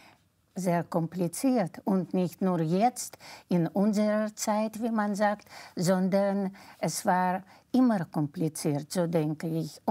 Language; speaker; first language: German; non-native, fluent; Russian